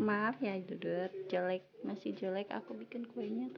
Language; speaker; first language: Indonesian; native; Indonesian